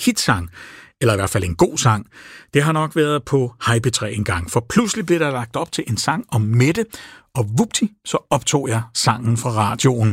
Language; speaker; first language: Danish; native; Danish